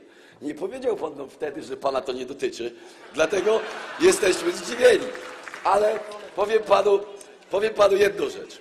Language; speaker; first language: Polish; native; Polish